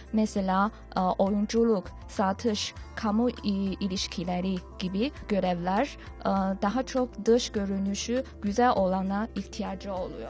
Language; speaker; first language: Turkish; non-native, learner; Chinese